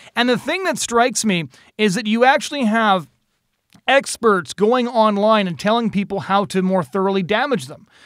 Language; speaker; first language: English; native; English